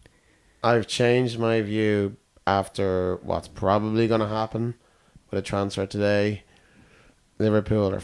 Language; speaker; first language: English; native; English